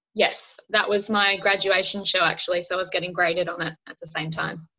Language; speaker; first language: English; native; English